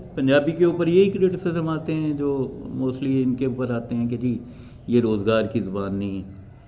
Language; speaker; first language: Urdu; non-native, local second language; Punjabi